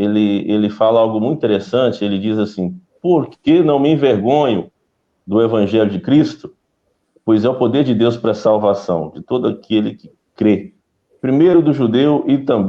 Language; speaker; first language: Portuguese; native; Portuguese